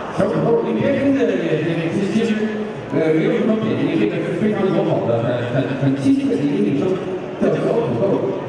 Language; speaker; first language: Chinese; non-native, fluent; English